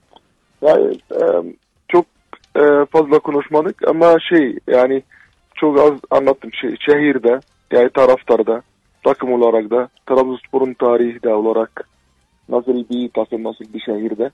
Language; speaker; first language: Turkish; non-native, learner; Arabic